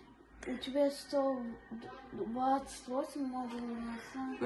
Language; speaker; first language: Russian; early bilingual, other home language; Tajik